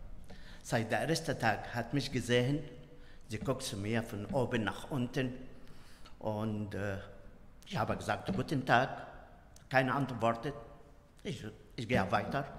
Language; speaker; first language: German; non-native, learner; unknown